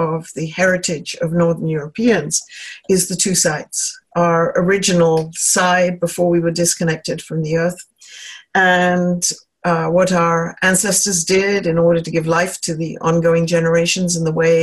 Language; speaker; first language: English; native; English